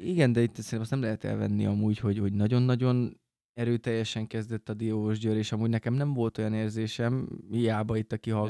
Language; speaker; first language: Hungarian; native; Hungarian